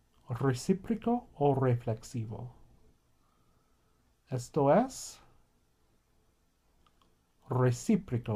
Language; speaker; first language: Spanish; non-native, fluent; English